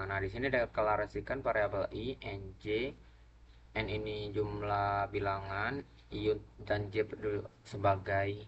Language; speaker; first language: Indonesian; native; Indonesian